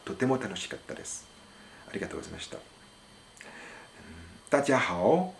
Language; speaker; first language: Japanese; non-native, fluent; French